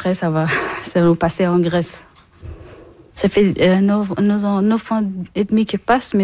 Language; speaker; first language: French; non-native, learner; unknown